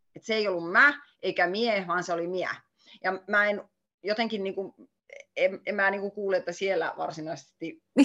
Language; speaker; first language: Finnish; native; Finnish